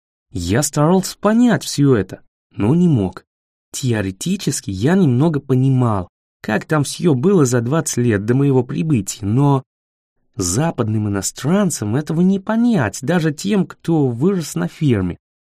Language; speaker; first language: Russian; non-native, fluent; English